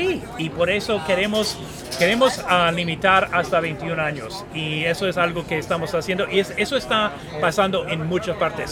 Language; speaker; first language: Spanish; non-native, fluent; English